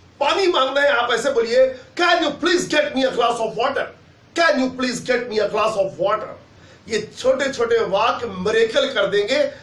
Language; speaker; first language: Hindi; native; Hindi